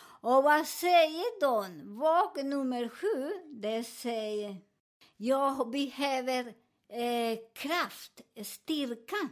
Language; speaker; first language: Swedish; non-native, learner; Spanish